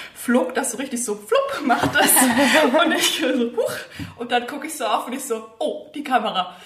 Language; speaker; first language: German; native; German